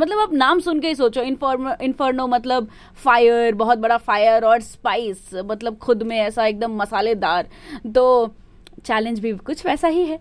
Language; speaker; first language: Hindi; native; Hindi